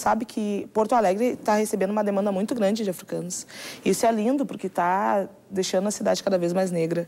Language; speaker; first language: Portuguese; native; Portuguese